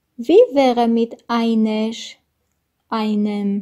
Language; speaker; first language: German; non-native, fluent; Armenian